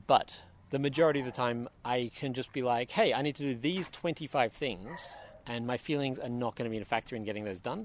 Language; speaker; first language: English; native; English